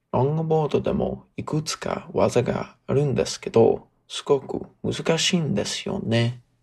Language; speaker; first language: Japanese; non-native, learner; English